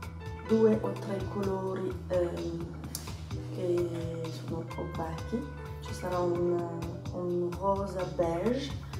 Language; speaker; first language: Italian; non-native, fluent; French